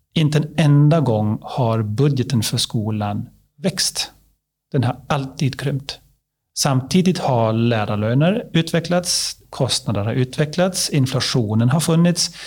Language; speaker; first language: Swedish; non-native, learner; German